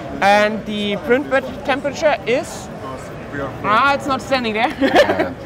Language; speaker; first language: English; non-native, fluent; German